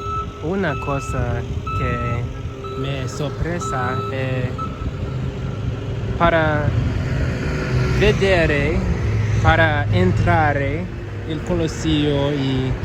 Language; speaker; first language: Italian; non-native, learner; English